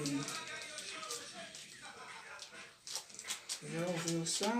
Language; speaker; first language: French; non-native, local second language; Haitian Creole